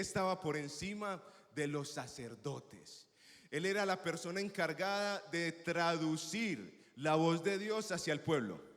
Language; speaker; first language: Spanish; native; Spanish